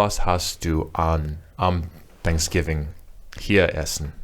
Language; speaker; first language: German; non-native, learner; English